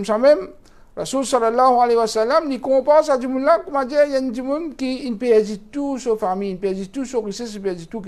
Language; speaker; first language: French; non-native, local second language; Morisyen